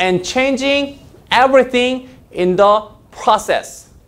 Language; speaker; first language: English; non-native, fluent; Korean